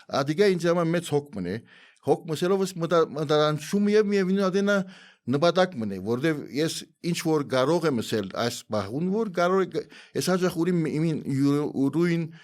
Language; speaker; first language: Armenian; native; Armenian